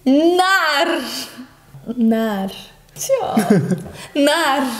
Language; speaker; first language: Dutch; early bilingual, other home language; Turkish